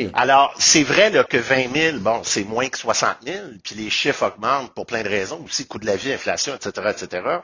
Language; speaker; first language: French; native; French